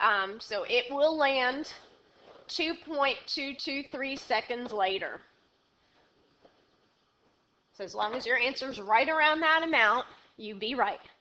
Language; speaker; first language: English; native; English